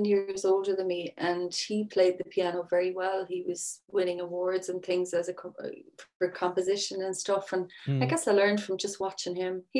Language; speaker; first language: English; native; English